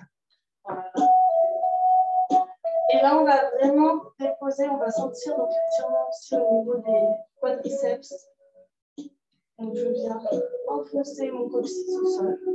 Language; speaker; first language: French; native; French